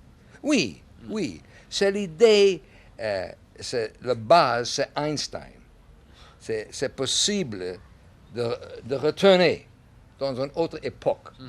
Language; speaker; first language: French; non-native, learner; English